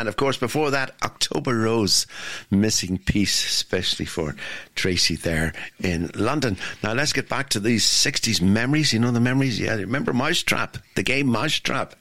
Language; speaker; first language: English; native; English